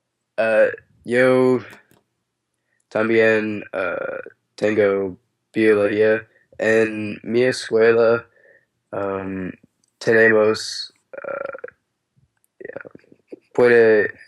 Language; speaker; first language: Spanish; non-native, learner; English